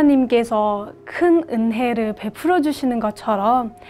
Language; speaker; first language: Korean; non-native, fluent; Burmese